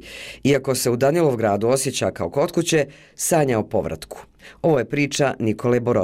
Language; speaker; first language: Serbian; native; Serbian